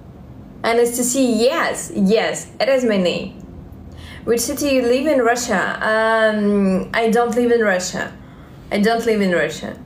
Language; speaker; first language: English; non-native, learner; Russian